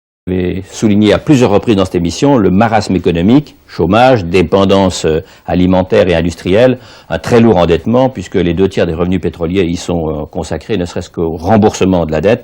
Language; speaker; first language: French; native; French